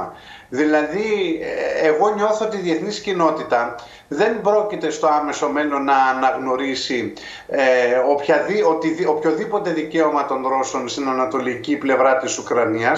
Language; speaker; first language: Greek; native; Greek